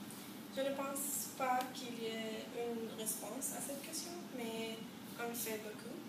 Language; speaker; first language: French; non-native, learner; English